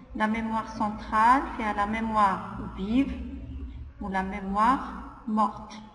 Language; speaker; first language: French; non-native, local second language; Arabic